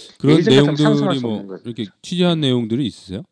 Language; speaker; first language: Korean; native; Korean